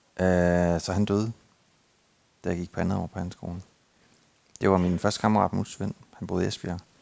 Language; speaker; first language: Danish; native; Danish